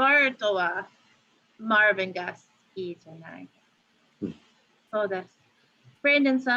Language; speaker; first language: Japanese; non-native, fluent; English